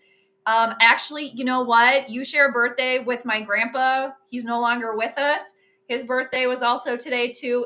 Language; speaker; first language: English; native; English